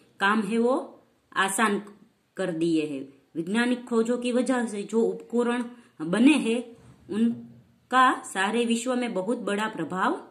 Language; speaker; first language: Hindi; non-native, local second language; Gujarati